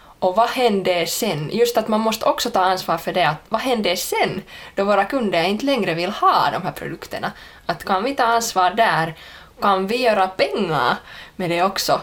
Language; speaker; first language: Swedish; native; Swedish